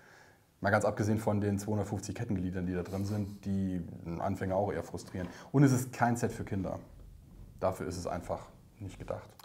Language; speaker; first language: German; native; German